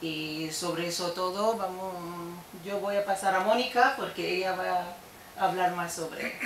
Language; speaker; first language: Spanish; non-native, fluent; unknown